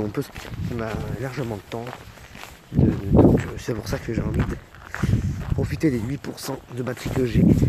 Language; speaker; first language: French; native; French